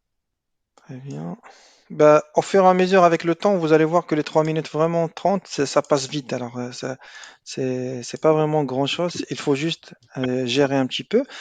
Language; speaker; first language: French; non-native, local second language; Arabic